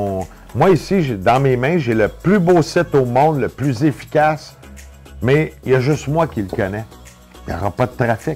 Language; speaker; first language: French; native; French